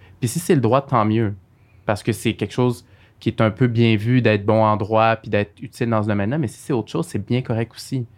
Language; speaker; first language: French; early bilingual, other home language; Arabic